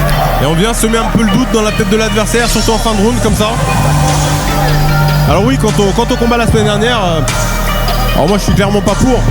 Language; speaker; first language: French; native; French